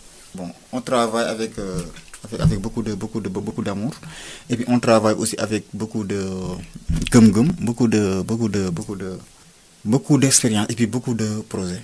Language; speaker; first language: French; non-native, local second language; Wolof